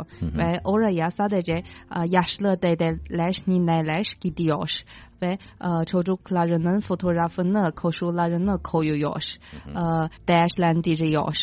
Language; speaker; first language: Turkish; non-native, fluent; Chinese